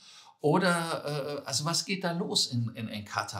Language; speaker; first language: German; native; German